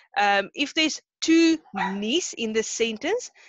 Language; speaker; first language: English; non-native, local second language; Afrikaans